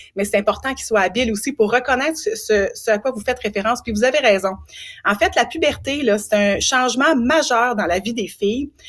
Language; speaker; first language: French; native; French